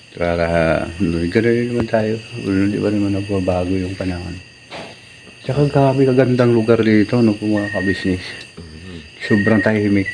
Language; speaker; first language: Filipino; native; Filipino